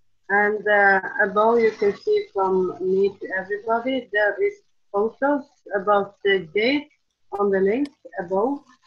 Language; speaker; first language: English; non-native, fluent; Norwegian